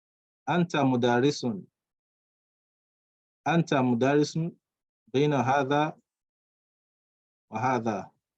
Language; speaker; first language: Arabic; non-native, fluent; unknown